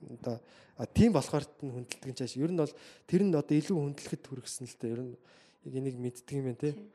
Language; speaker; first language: Mongolian; native; Mongolian